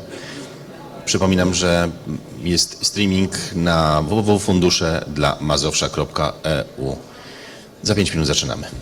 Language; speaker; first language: Polish; native; Polish